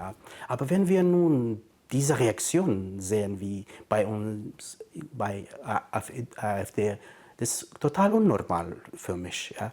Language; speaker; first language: German; non-native, fluent; Kurdish